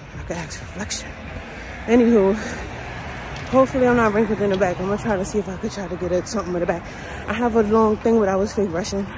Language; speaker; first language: English; native; English